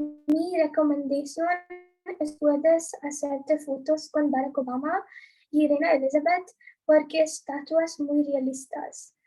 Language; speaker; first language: Spanish; non-native, learner; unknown